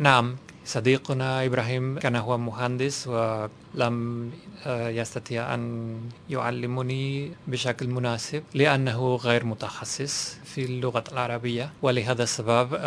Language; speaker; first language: Arabic; non-native, fluent; Spanish